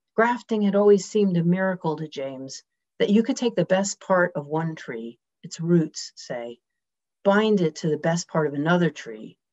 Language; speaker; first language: English; native; English